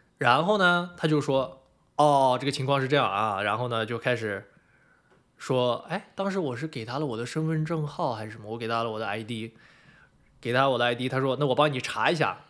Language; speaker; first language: Chinese; native; Chinese